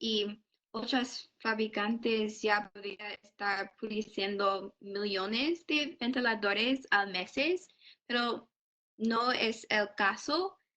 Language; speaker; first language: Spanish; non-native, learner; English